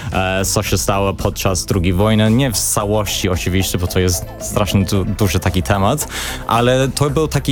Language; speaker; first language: Polish; early bilingual, heritage; English